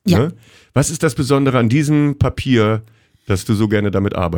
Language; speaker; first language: German; native; German